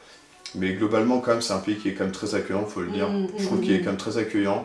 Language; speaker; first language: French; native; French